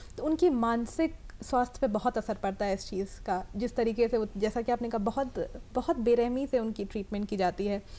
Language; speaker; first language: Hindi; native; Hindi